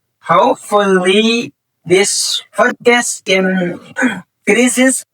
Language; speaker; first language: English; non-native, learner; Indonesian